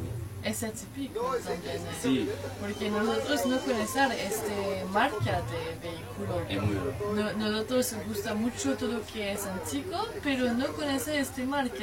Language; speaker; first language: Spanish; non-native, learner; French